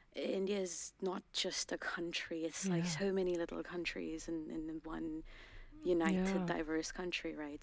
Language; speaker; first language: English; non-native, local second language; Garhwali